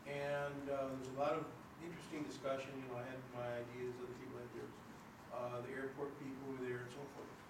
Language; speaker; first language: English; native; English